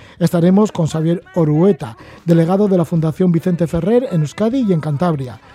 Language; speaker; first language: Spanish; native; Spanish